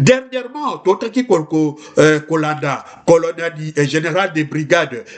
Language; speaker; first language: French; non-native, local second language; Lingala